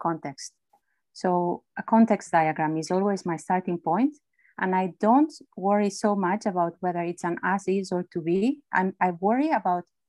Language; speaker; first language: English; non-native, fluent; Spanish